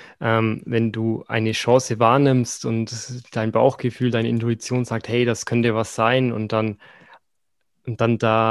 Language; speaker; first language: German; native; German